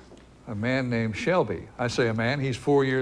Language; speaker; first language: English; native; English